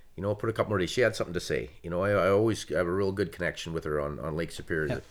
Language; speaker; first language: English; native; English